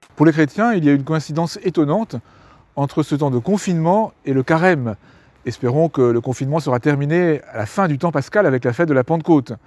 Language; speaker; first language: French; native; French